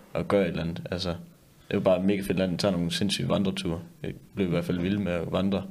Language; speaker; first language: Danish; native; Danish